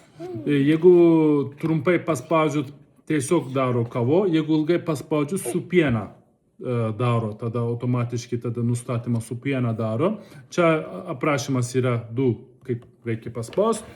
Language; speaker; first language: Lithuanian; non-native, learner; Turkish